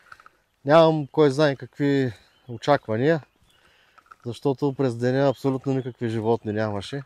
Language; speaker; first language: Bulgarian; native; Bulgarian